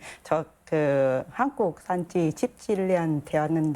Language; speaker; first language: Korean; non-native, learner; Thai